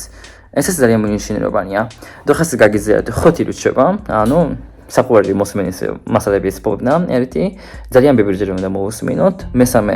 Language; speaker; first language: Georgian; non-native, fluent; Japanese